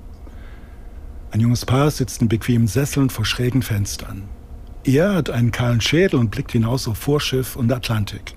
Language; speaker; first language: German; native; German